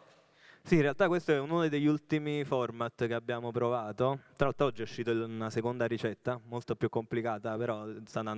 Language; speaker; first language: Italian; native; Italian